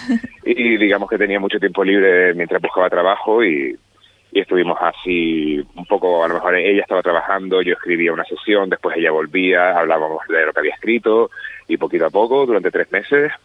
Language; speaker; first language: Spanish; native; Spanish